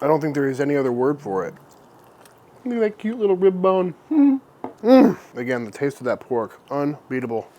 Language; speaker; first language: English; native; English